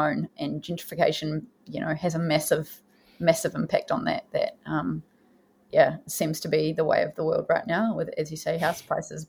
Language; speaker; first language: English; native; English